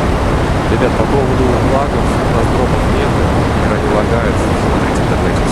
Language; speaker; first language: Russian; native; Russian